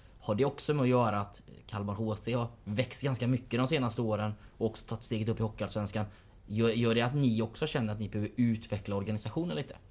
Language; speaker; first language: Swedish; native; Swedish